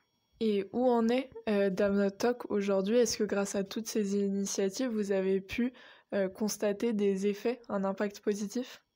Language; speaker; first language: French; native; French